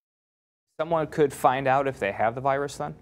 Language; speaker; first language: English; native; English